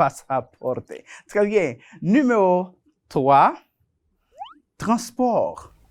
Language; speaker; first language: French; non-native, fluent; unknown